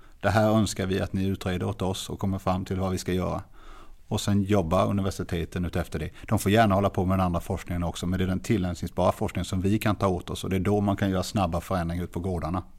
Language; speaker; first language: Swedish; native; Swedish